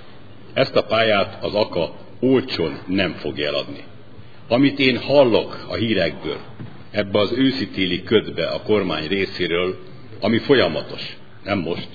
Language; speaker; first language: Hungarian; native; Hungarian